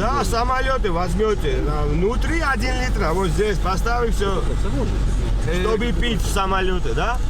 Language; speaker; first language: Russian; non-native, learner; Georgian